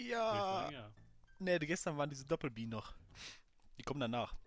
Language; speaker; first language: German; native; German